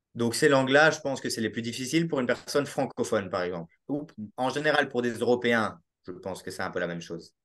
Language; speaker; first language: French; native; French